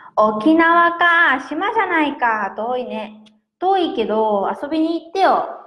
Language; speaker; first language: Japanese; native; Japanese